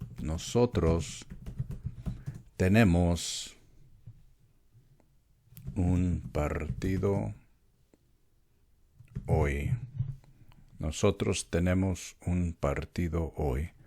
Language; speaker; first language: Spanish; early bilingual, heritage; Spanish